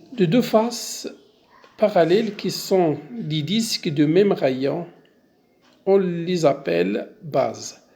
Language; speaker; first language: French; non-native, local second language; Arabic